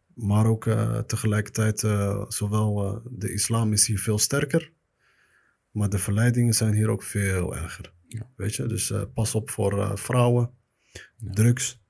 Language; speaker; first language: Dutch; early bilingual, other home language; Arabic